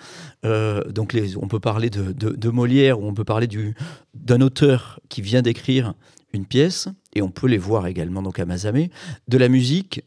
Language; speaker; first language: French; native; French